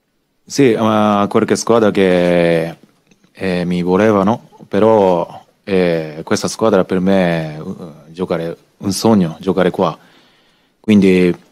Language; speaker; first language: Italian; non-native, learner; Japanese